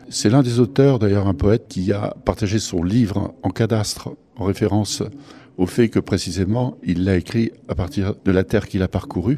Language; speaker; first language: French; native; French